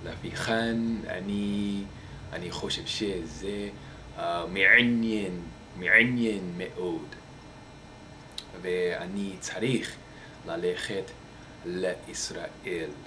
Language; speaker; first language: Hebrew; non-native, learner; English